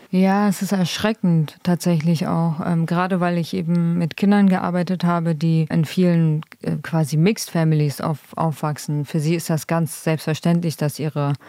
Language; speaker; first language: German; early bilingual, other home language; Kurdish